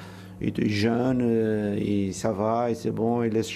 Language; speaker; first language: French; non-native, fluent; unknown